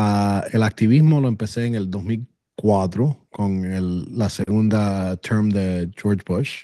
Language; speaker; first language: Spanish; early bilingual, other home language; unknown